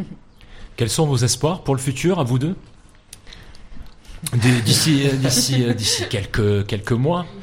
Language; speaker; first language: French; native; French